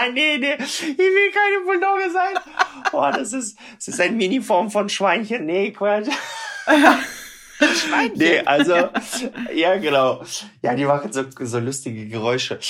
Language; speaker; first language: German; non-native, fluent; Russian